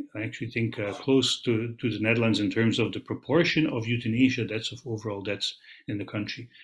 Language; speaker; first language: English; non-native, fluent; Dutch